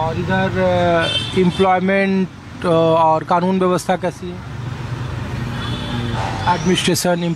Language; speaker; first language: Hindi; native; Hindi